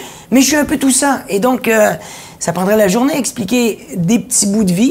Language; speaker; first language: French; native; French